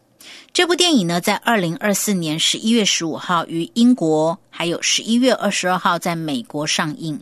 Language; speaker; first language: Chinese; native; Chinese